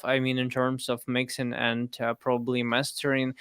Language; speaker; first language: English; non-native, fluent; Russian